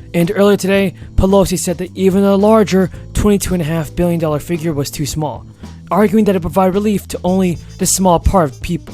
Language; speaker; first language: English; native; English